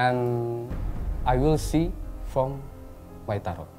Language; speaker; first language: English; non-native, learner; Indonesian